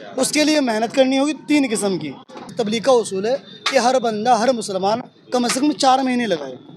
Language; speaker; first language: Hindi; native; Hindi